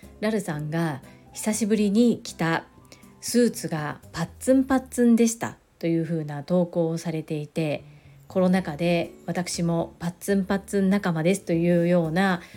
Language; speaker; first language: Japanese; native; Japanese